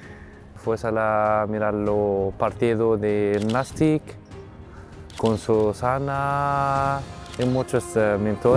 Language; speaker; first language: Spanish; non-native, learner; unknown